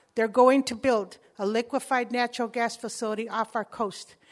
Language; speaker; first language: English; early bilingual, other home language; Spanish